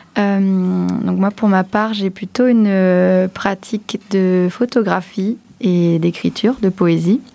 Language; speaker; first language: French; native; French